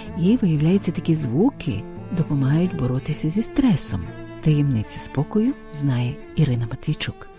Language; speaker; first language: Ukrainian; native; Ukrainian